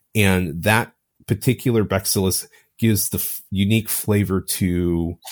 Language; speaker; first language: English; native; English